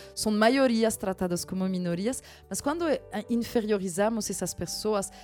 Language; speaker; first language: Portuguese; non-native, fluent; French